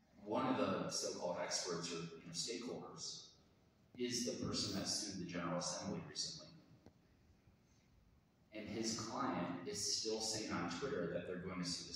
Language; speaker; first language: English; native; English